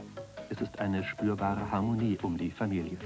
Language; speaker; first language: German; native; German